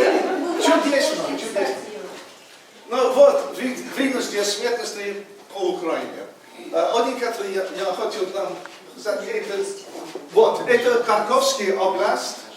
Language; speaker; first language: Russian; non-native, learner; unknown